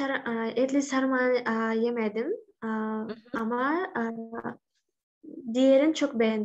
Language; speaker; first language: Turkish; non-native, learner; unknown